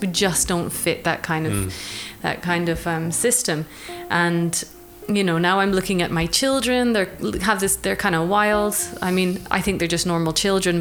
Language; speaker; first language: English; native; English